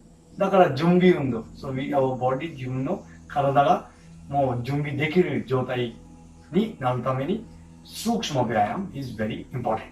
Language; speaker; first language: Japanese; non-native, fluent; Hindi